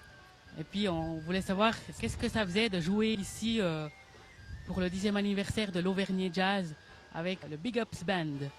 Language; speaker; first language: French; native; French